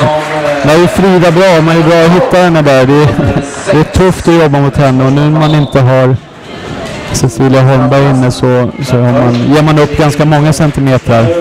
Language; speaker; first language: Swedish; native; Swedish